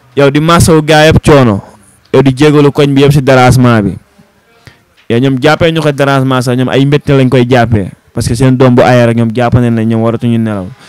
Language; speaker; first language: Wolof; native; Wolof